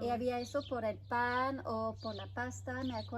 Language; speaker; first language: Spanish; non-native, fluent; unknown